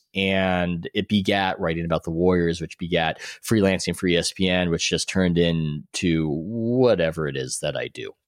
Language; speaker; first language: English; native; English